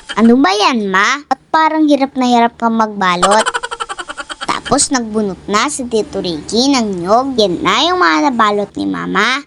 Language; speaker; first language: Filipino; non-native, local second language; Bikol